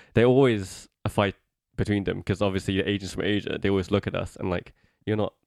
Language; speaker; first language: English; native; English